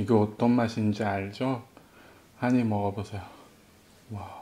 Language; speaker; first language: Korean; non-native, learner; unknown